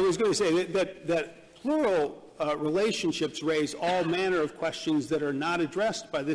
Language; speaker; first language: English; native; English